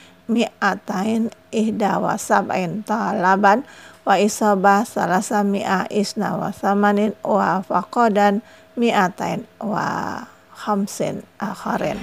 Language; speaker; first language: Arabic; non-native, fluent; Indonesian